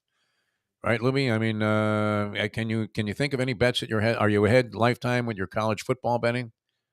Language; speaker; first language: English; native; English